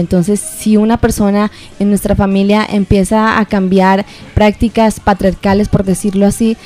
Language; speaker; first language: Spanish; native; Spanish